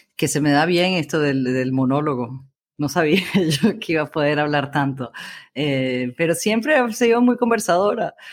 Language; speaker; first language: Spanish; native; Spanish